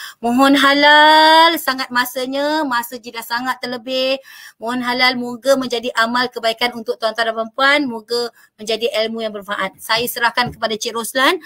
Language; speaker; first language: Malay; native; Malay